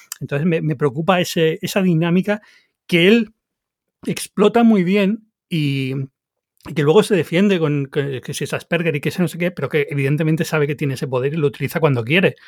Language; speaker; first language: Spanish; native; Spanish